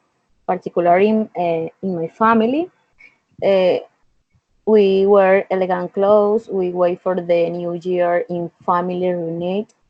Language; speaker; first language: English; non-native, learner; Spanish